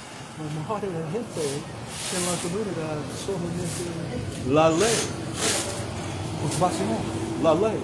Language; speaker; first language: Spanish; non-native, learner; English